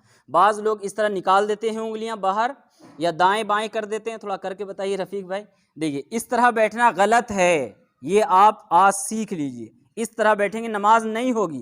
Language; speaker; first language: Urdu; native; Urdu